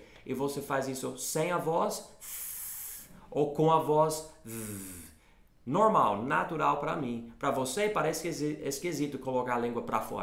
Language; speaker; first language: Portuguese; non-native, fluent; English